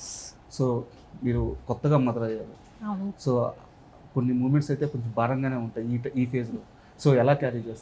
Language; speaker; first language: Telugu; native; Telugu